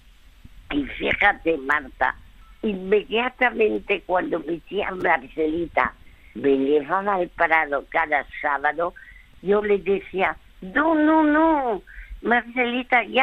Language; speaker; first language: Spanish; early bilingual, other home language; French